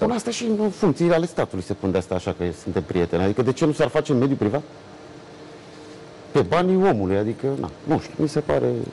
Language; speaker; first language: Romanian; native; Romanian